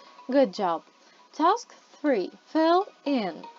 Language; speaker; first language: English; non-native, fluent; Ukrainian